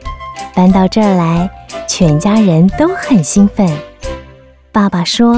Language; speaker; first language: Chinese; native; Chinese